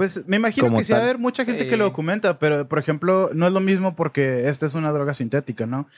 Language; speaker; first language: Spanish; native; Spanish